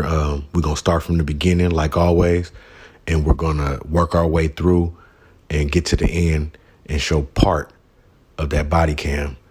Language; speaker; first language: English; native; English